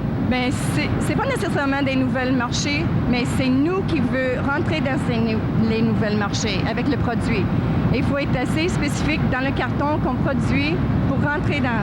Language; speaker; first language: French; non-native, local second language; English